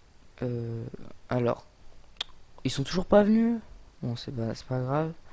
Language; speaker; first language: French; native; French